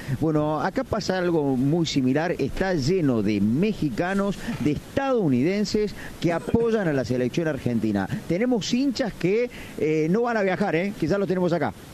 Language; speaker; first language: Spanish; native; Spanish